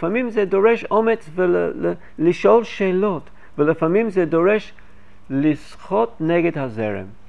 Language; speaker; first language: Hebrew; non-native, fluent; English